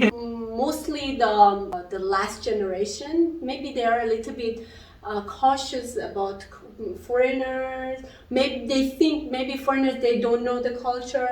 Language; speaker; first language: English; non-native, local second language; Persian